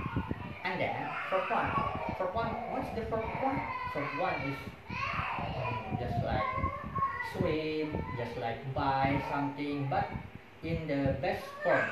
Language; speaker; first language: English; non-native, learner; Indonesian